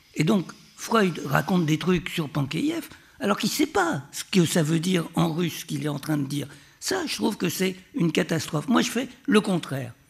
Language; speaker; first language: French; native; French